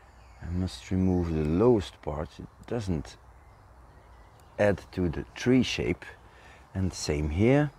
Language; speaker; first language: English; non-native, fluent; Dutch